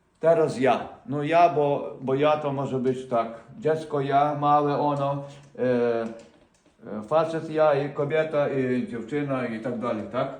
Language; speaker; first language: Polish; non-native, fluent; Ukrainian